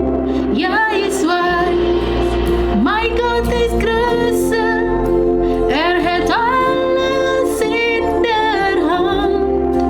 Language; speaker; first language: German; non-native, learner; Indonesian